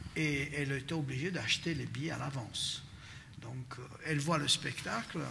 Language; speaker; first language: French; non-native, fluent; Romanian